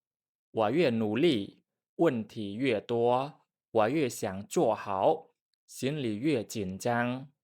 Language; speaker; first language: Chinese; non-native, fluent; Khmer